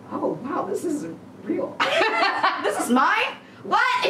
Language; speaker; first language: English; native; English